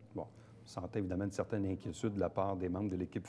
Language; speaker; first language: French; native; French